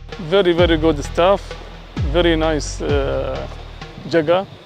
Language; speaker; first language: English; non-native, learner; Arabic